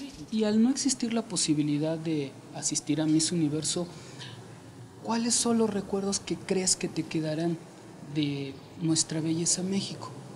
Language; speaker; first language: Spanish; native; Spanish